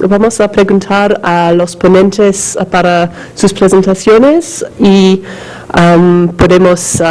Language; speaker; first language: Spanish; non-native, learner; English